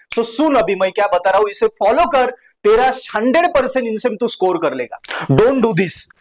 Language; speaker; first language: Hindi; non-native, local second language; Marathi